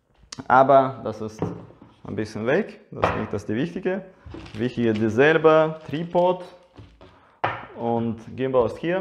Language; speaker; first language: German; non-native, learner; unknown